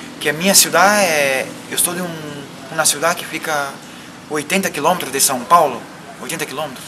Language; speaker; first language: Portuguese; native; Portuguese